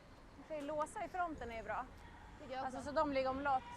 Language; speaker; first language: Swedish; native; Swedish